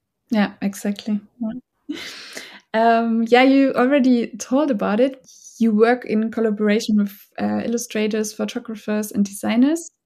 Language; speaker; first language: English; non-native, fluent; German